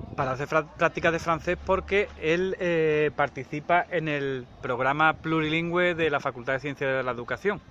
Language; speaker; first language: Spanish; native; Spanish